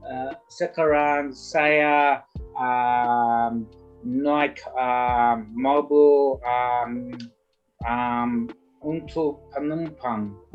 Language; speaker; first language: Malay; non-native, learner; English